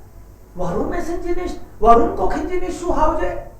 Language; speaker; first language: German; non-native, fluent; Hindi